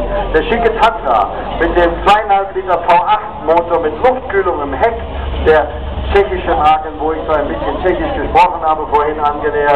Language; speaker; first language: German; native; German